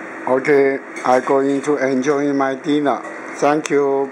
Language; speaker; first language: English; non-native, learner; Chinese